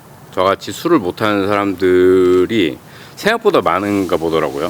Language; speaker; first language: Korean; native; Korean